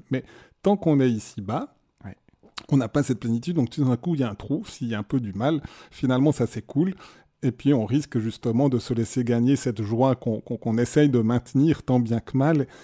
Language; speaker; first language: French; native; French